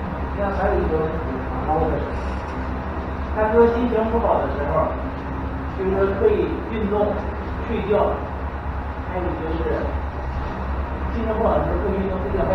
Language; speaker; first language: Chinese; native; Chinese